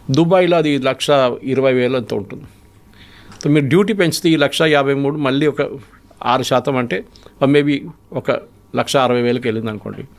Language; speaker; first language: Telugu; non-native, fluent; Malayalam